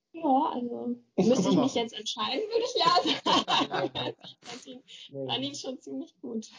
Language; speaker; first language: German; native; German